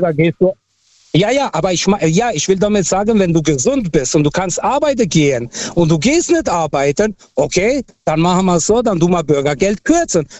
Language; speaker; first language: German; early bilingual, other home language; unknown